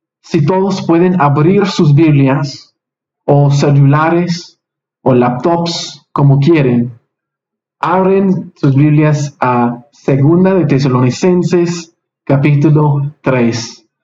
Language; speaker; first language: Spanish; non-native, fluent; English